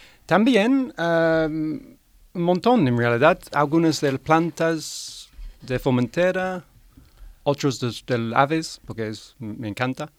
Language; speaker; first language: Spanish; non-native, learner; English